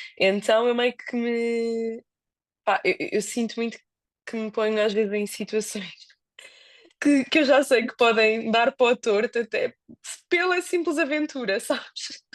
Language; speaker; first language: Portuguese; native; Portuguese